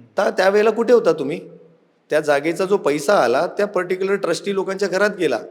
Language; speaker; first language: Marathi; non-native, local second language; Urdu